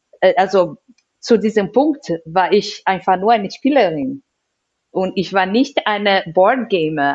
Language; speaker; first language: German; non-native, learner; Portuguese